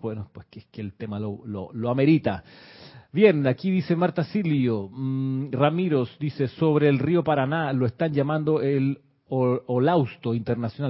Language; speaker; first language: Spanish; native; Spanish